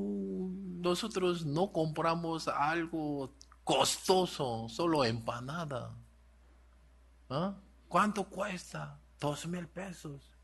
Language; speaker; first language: Spanish; non-native, learner; Korean